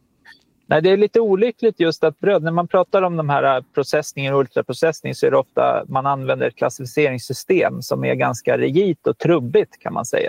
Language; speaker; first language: Swedish; native; Swedish